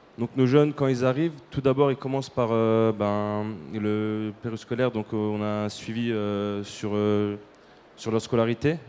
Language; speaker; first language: French; native; French